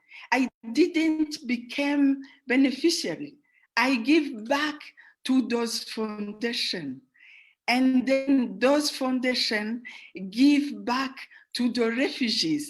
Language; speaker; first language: English; non-native, fluent; Rundi